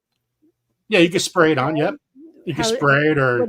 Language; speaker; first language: English; native; English